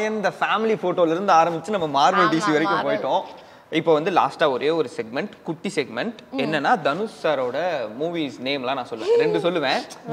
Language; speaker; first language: Tamil; native; Tamil